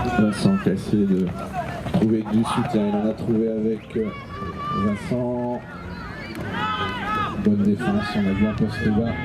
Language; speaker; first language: French; native; French